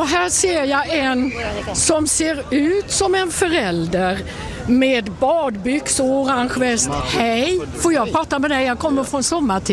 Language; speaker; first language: Swedish; native; Swedish